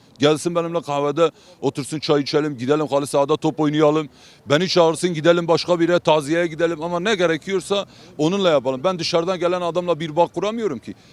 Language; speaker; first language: Turkish; non-native, local second language; Kurdish